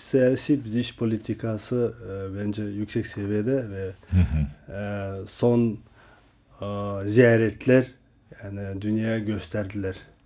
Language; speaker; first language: Turkish; non-native, learner; Kazakh